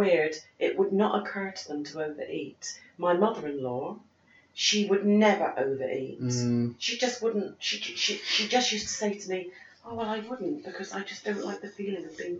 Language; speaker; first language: English; native; English